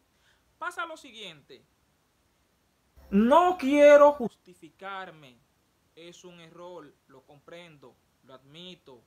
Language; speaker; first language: Spanish; native; Spanish